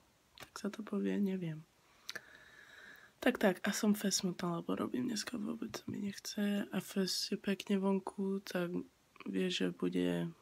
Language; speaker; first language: Slovak; early bilingual, heritage; Slovak